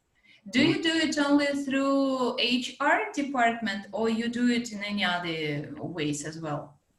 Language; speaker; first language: English; non-native, fluent; Russian